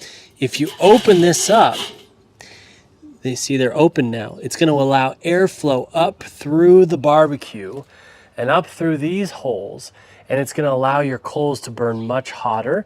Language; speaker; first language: English; native; English